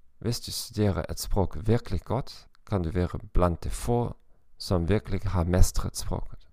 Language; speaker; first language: Norwegian; non-native, learner; German